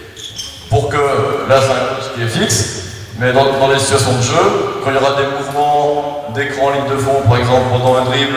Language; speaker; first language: French; native; French